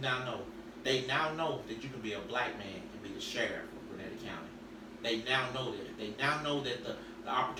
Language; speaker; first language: English; native; English